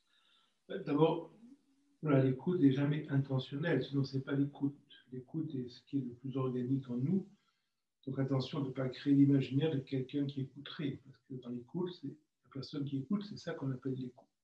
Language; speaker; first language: French; native; French